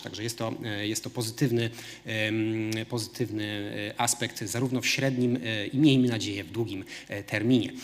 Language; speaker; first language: Polish; native; Polish